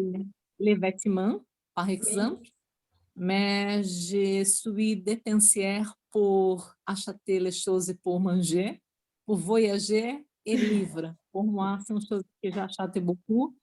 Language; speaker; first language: French; non-native, learner; Portuguese